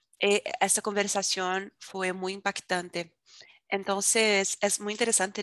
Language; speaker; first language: Spanish; non-native, fluent; Portuguese